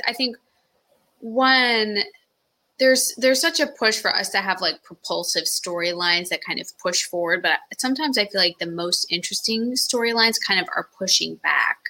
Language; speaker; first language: English; native; English